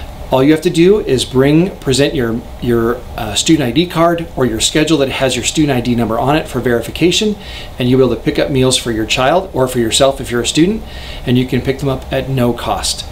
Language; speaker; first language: English; native; English